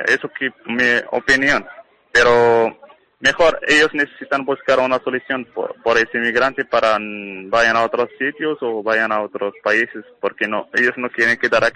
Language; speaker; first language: Spanish; non-native, learner; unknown